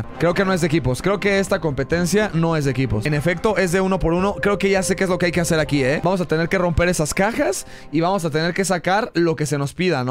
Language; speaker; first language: Spanish; native; Spanish